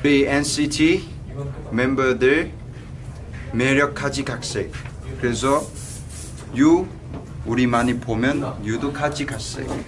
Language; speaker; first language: Korean; non-native, learner; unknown